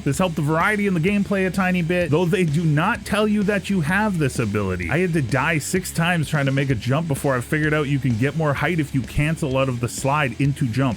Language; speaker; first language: English; native; English